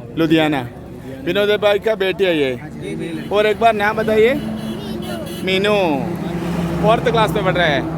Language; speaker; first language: Hindi; non-native, local second language; Malayalam